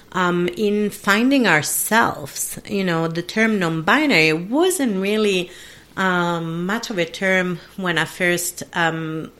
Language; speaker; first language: English; non-native, fluent; Italian